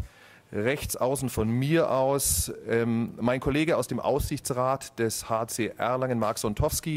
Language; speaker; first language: German; native; German